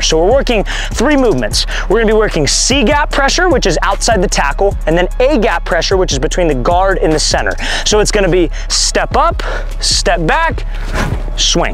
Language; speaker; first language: English; native; English